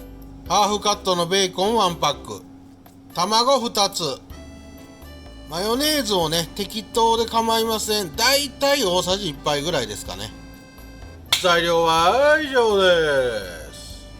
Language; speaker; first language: Japanese; native; Japanese